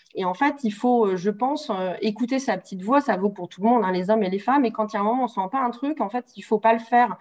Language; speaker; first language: French; native; French